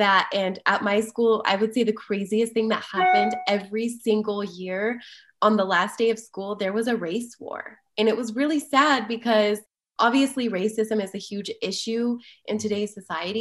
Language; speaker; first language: English; native; English